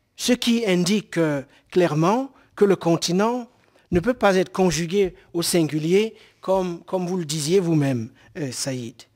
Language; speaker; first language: French; non-native, local second language; Basaa